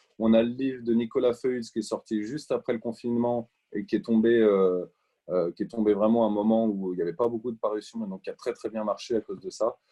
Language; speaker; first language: French; native; French